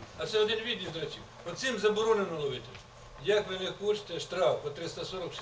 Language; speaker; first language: Ukrainian; native; Ukrainian